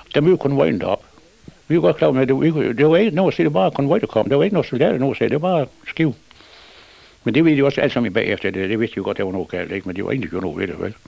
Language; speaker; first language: Danish; native; Danish